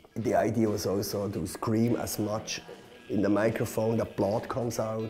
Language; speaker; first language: English; non-native, fluent; Swiss German